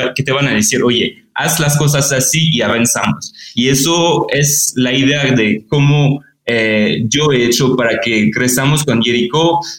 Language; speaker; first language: Spanish; non-native, fluent; French